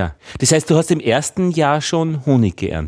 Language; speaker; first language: German; native; German